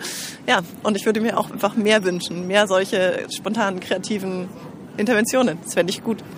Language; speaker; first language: German; native; German